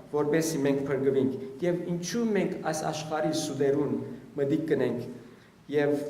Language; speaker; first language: Armenian; early bilingual, heritage; Armenian